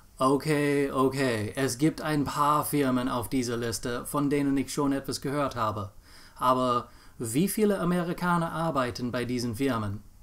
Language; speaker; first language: German; non-native, fluent; English